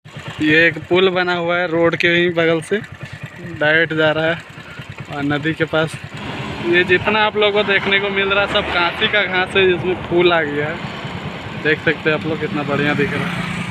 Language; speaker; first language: Hindi; native; Hindi